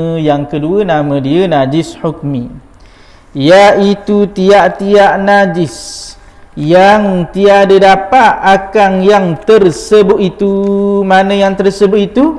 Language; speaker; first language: Malay; native; Malay